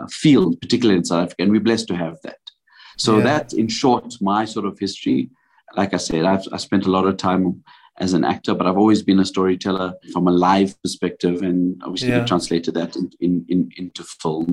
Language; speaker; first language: English; native; English